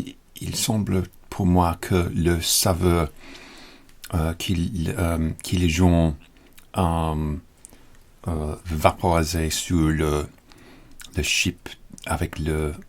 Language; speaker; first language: French; non-native, learner; English